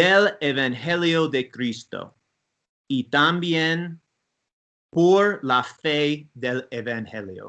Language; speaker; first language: Spanish; non-native, learner; English